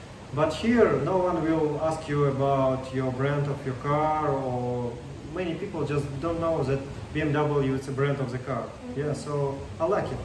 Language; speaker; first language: English; non-native, learner; Russian